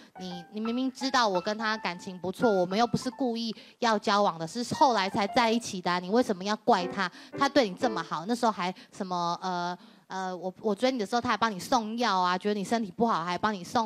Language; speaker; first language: Chinese; native; Chinese